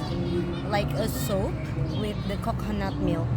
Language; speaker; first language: English; non-native, learner; Indonesian